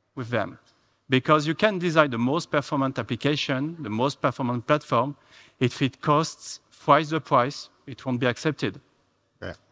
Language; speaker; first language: English; non-native, fluent; French